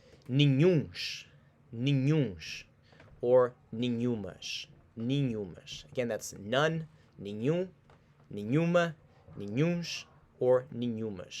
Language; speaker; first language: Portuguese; non-native, fluent; English